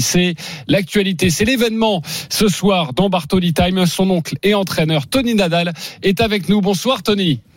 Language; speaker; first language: French; native; French